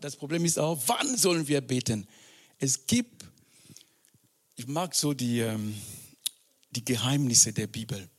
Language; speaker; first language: German; non-native, fluent; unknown